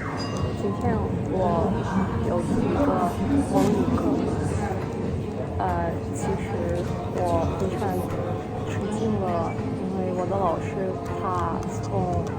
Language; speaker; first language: Chinese; non-native, fluent; Russian